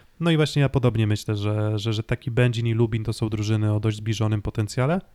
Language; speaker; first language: Polish; native; Polish